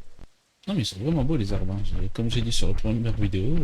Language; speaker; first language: French; native; French